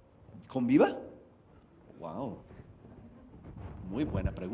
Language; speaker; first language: Spanish; non-native, fluent; English